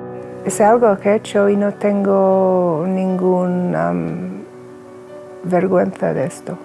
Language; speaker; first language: Spanish; non-native, fluent; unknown